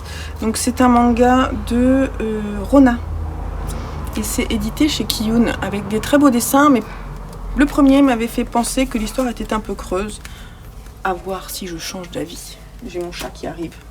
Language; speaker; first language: French; native; French